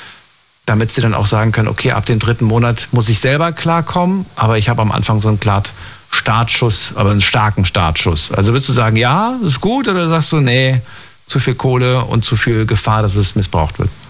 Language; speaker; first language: German; native; German